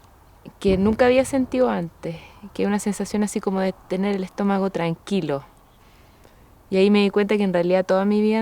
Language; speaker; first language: Spanish; native; Spanish